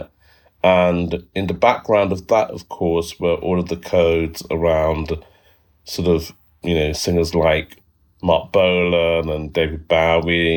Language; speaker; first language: English; native; English